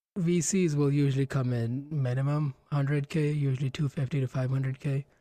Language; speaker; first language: English; non-native, local second language; Hindi